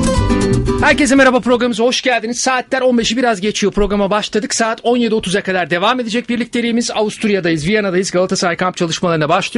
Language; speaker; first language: Turkish; native; Turkish